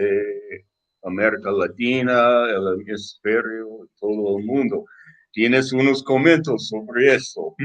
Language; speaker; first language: Spanish; non-native, learner; English